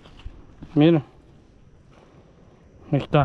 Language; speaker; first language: Spanish; native; Spanish